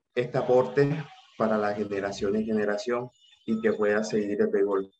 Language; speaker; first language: Spanish; native; Spanish